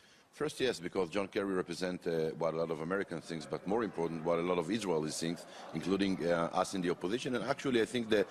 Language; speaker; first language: English; non-native, fluent; Hebrew